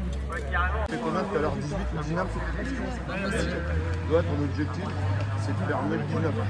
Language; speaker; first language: French; native; French